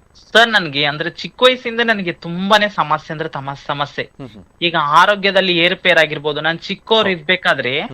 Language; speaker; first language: Kannada; native; Kannada